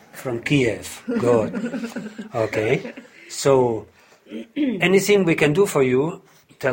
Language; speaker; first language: English; non-native, fluent; German